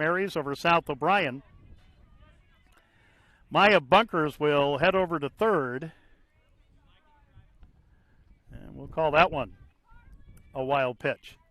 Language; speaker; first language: English; native; English